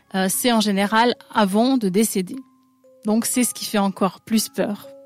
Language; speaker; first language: French; native; French